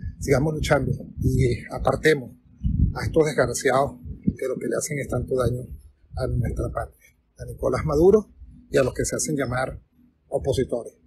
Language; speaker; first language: Spanish; native; Spanish